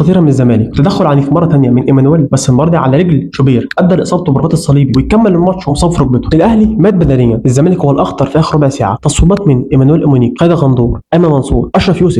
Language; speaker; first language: Arabic; native; Arabic